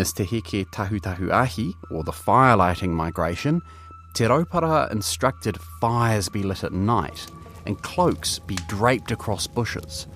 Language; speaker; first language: English; native; English